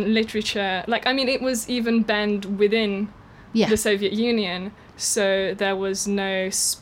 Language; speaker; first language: English; non-native, fluent; Hungarian